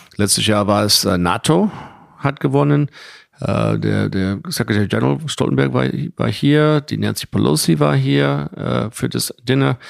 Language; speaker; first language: German; non-native, fluent; English